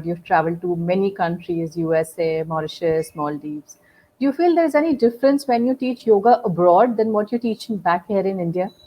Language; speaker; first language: English; non-native, local second language; Hindi